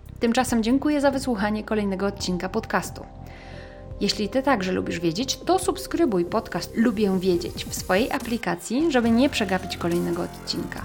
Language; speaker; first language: Polish; native; Polish